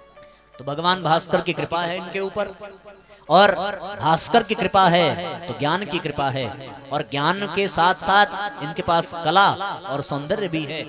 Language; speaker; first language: Hindi; native; Hindi